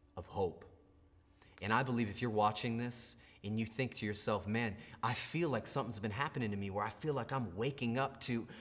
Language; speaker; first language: English; native; English